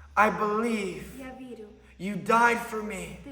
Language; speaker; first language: English; native; English